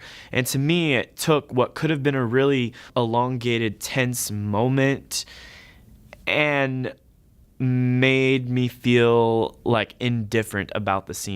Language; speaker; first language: English; native; English